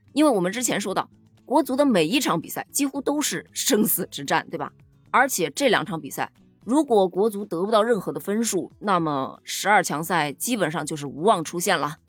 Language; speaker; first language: Chinese; native; Chinese